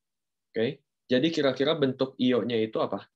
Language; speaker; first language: Indonesian; native; Indonesian